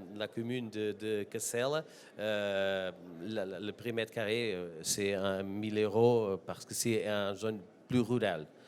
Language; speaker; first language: French; non-native, learner; Portuguese